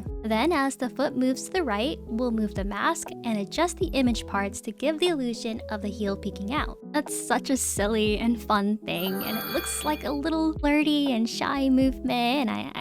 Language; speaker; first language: English; native; English